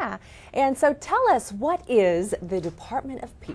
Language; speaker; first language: English; native; English